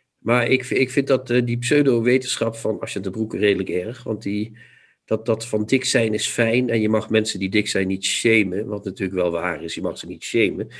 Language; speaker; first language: Dutch; non-native, local second language; Limburgish